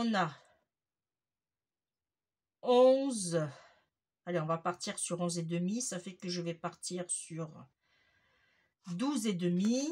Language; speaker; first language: French; native; French